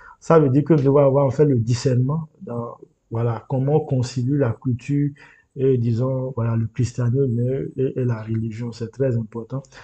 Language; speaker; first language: French; non-native, local second language; Yoruba